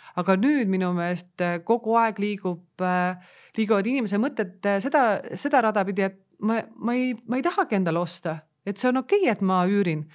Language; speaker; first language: Estonian; native; Estonian